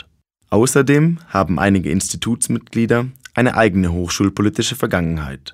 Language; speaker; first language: German; native; German